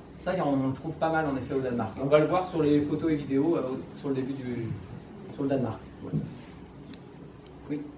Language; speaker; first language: French; native; French